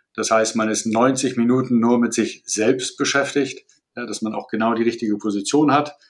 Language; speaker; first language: German; non-native, fluent; Malay